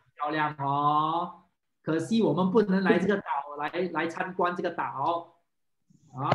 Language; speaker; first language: Chinese; non-native, local second language; English